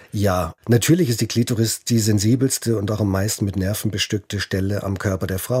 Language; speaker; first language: German; native; German